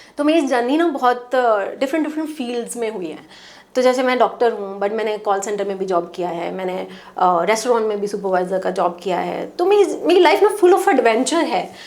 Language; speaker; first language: Hindi; non-native, local second language; Punjabi